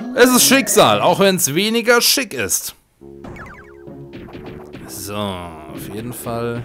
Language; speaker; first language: German; native; German